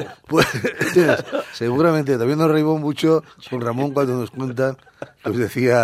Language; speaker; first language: Spanish; native; Spanish